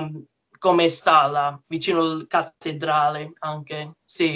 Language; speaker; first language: Italian; early bilingual, heritage; English